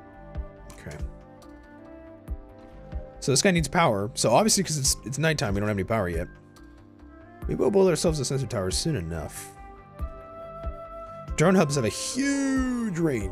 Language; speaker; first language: English; native; English